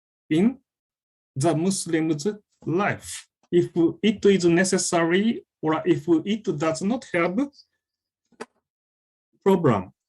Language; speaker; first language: English; non-native, fluent; Japanese